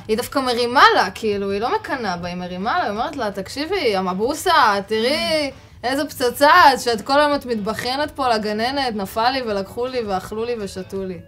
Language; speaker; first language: Hebrew; native; Hebrew